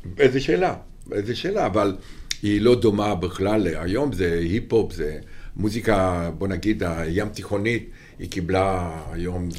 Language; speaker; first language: Hebrew; non-native, fluent; Romanian